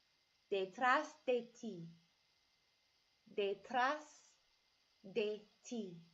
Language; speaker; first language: Spanish; non-native, fluent; English